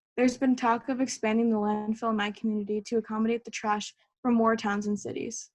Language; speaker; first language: English; native; English